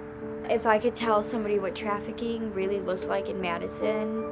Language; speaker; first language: English; native; English